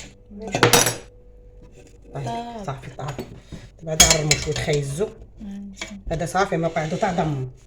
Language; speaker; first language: Arabic; native; Arabic